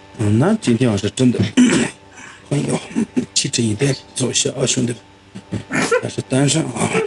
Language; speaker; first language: Chinese; non-native, local second language; Tibetan